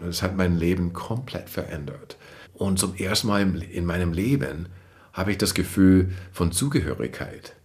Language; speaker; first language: German; non-native, fluent; English